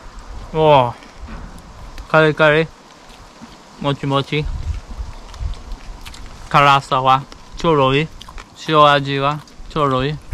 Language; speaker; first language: Japanese; non-native, fluent; English